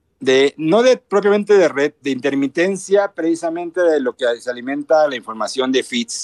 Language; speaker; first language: Spanish; native; Spanish